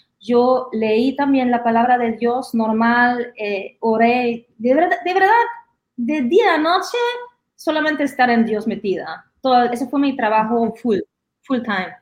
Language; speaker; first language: Spanish; non-native, fluent; German